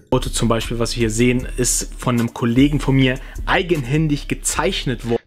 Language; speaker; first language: German; early bilingual, other home language; Portuguese